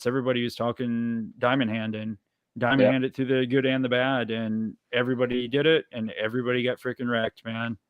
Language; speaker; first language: English; native; English